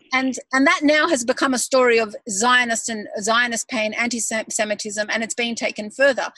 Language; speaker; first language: English; native; English